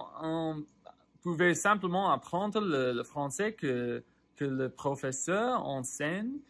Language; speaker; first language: French; non-native, fluent; English